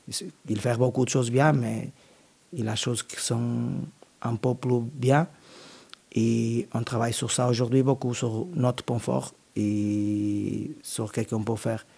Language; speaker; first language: French; non-native, learner; Portuguese